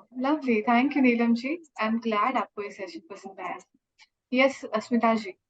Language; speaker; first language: Hindi; native; Hindi